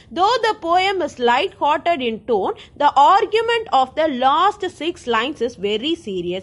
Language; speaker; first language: English; non-native, local second language; Tamil